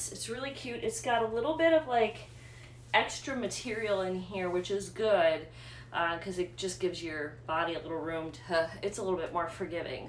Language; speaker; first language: English; native; English